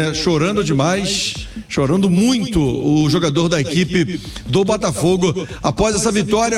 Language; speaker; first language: Portuguese; native; Portuguese